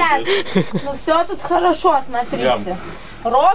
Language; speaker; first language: Russian; non-native, learner; Lithuanian